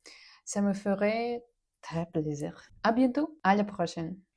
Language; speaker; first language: French; non-native, learner; Russian